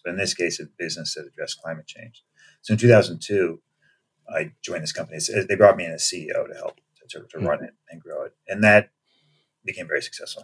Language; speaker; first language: English; native; English